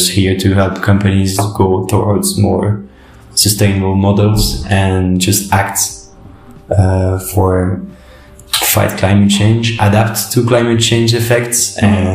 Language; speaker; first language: English; non-native, fluent; French